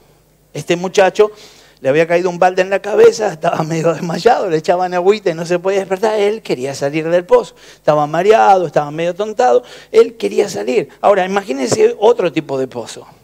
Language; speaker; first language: Spanish; native; Spanish